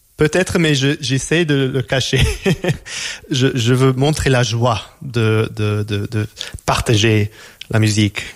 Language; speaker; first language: French; non-native, fluent; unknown